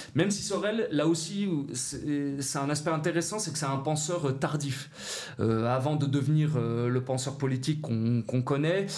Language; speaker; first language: French; native; French